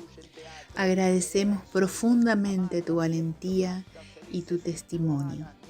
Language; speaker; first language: Spanish; native; Spanish